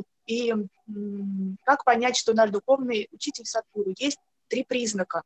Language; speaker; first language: Russian; native; Russian